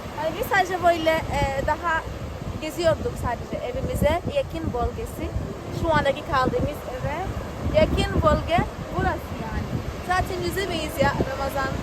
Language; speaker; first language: Turkish; non-native, fluent; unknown